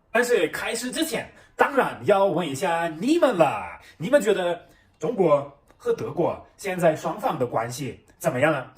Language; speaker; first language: Chinese; non-native, fluent; German